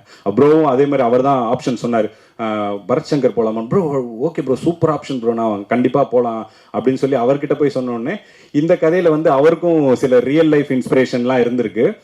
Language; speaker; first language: Tamil; native; Tamil